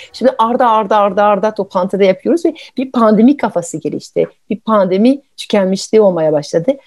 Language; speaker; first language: Turkish; non-native, fluent; French